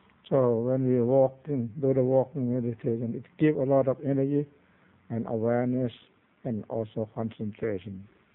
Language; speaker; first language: English; non-native, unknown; Thai